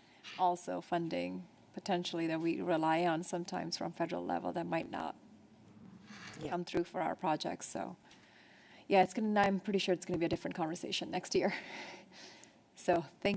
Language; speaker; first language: English; native; English